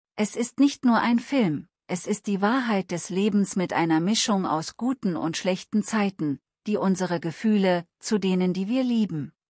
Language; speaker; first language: German; non-native, learner; Telugu